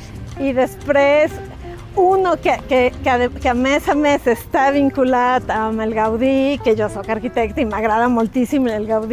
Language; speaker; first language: Catalan; non-native, fluent; Spanish